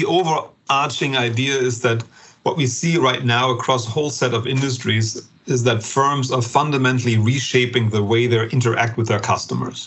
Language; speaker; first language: English; non-native, fluent; German